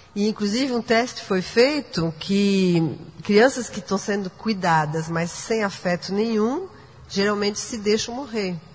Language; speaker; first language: Portuguese; non-native, fluent; French